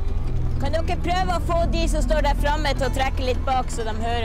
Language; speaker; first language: Norwegian; native; Norwegian